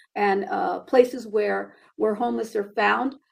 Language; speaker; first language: English; early bilingual, other home language; Spanish